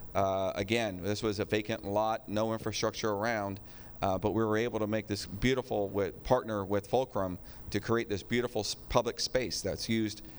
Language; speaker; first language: English; native; English